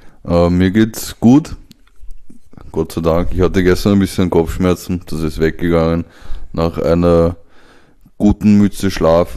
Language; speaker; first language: German; native; German